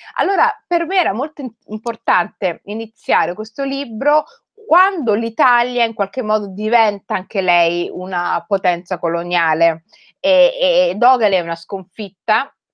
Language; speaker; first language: Italian; native; Italian